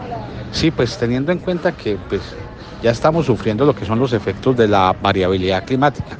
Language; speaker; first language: Spanish; native; Spanish